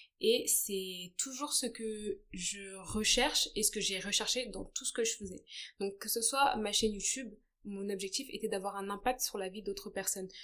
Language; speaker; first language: French; early bilingual, other home language; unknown